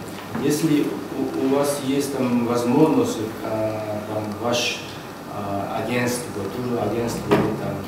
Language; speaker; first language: Russian; non-native, learner; Korean